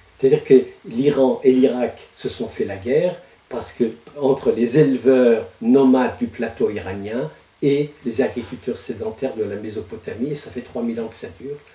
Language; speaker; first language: French; non-native, fluent; Persian